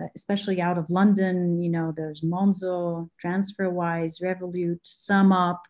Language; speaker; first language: English; non-native, fluent; Bulgarian